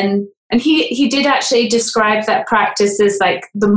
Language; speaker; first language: English; native; English